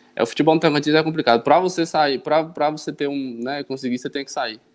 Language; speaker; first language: Portuguese; native; Portuguese